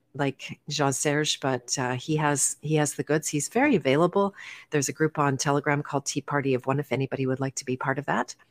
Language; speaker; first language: English; native; English